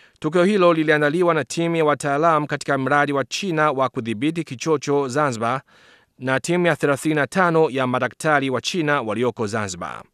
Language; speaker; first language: Swahili; non-native, fluent; Chinese